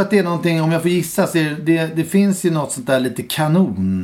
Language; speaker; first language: Swedish; native; Swedish